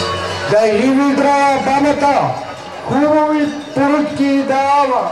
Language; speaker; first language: Bulgarian; native; Bulgarian